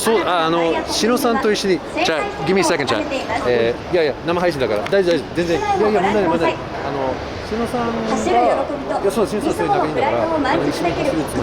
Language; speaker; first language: Japanese; non-native, fluent; English